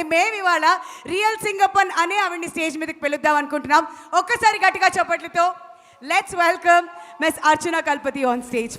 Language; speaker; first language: Telugu; native; Telugu